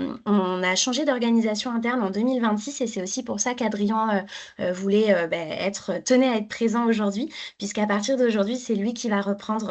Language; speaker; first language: French; native; French